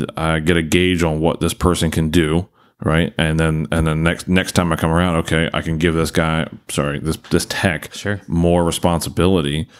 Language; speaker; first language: English; native; English